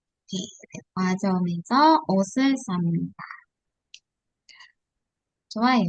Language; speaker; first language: Korean; non-native, fluent; Indonesian